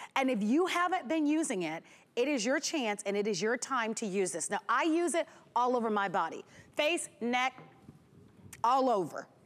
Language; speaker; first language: English; native; English